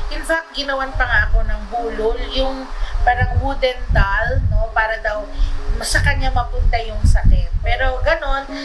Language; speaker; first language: Filipino; non-native, local second language; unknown